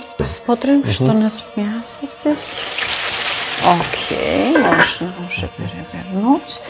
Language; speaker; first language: Russian; non-native, local second language; Georgian